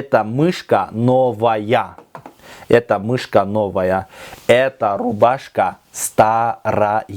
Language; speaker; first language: Russian; non-native, local second language; Kyrgyz